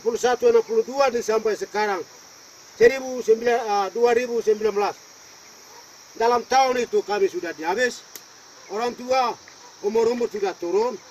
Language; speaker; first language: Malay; non-native, local second language; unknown